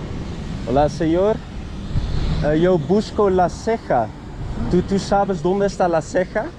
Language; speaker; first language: Spanish; non-native, learner; Dutch